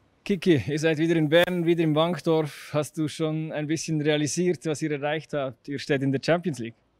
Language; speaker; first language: German; native; German